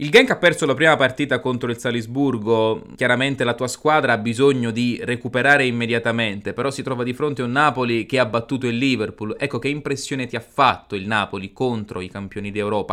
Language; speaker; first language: Italian; native; Italian